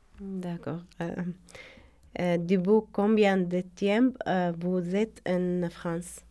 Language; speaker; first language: French; non-native, learner; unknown